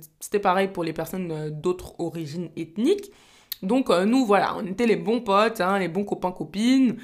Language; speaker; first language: French; native; French